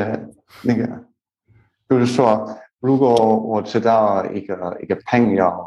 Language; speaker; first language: Chinese; non-native, learner; English